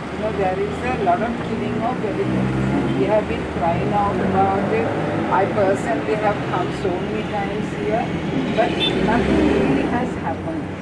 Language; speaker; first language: English; non-native, local second language; Sinhala